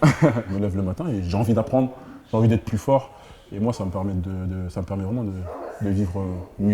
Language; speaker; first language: French; native; French